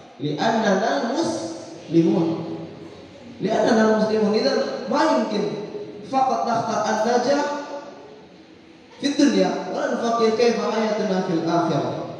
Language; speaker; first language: Arabic; non-native, learner; Indonesian